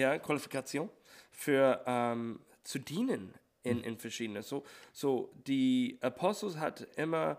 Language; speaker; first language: German; non-native, learner; English